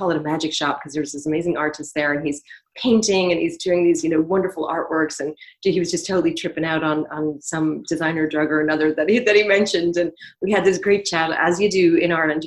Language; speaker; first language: English; native; English